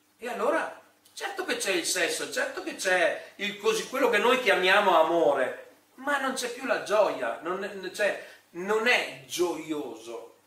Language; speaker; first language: Italian; native; Italian